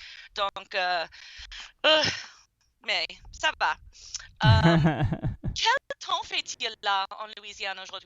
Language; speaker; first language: French; non-native, fluent; English